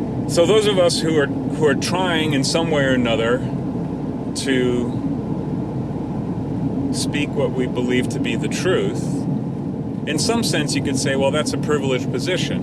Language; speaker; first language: English; native; English